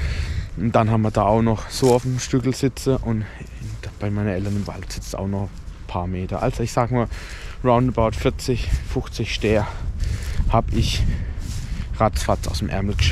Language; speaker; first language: German; native; German